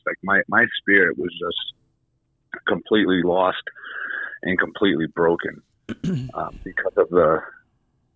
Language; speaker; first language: English; native; English